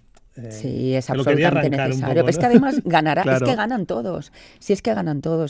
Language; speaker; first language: Spanish; native; Spanish